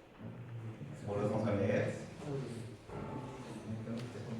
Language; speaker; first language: Spanish; native; Spanish